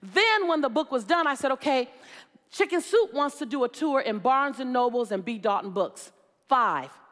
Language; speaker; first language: English; native; English